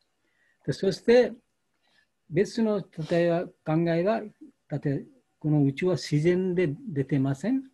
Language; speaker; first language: Japanese; non-native, fluent; Bangla